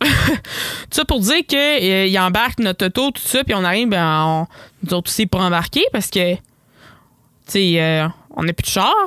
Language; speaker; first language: French; native; French